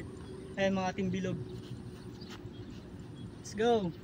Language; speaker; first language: Filipino; native; Filipino